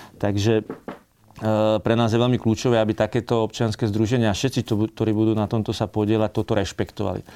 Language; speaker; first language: Slovak; native; Slovak